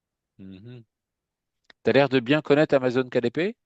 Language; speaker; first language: French; native; French